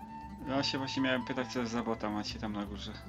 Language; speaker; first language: Polish; native; Polish